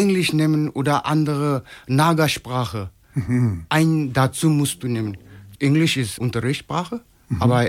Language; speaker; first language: German; non-native, learner; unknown